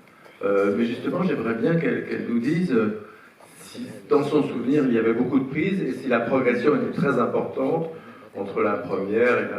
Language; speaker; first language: French; native; French